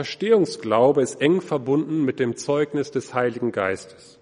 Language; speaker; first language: German; native; German